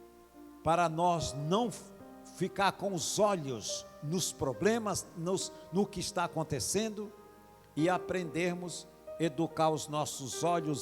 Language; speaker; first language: Portuguese; native; Portuguese